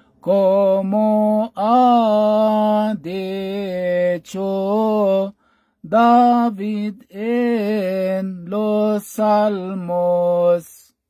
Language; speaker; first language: Spanish; non-native, fluent; Arabic